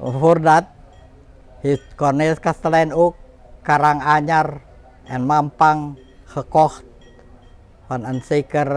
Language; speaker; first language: Dutch; non-native, fluent; Indonesian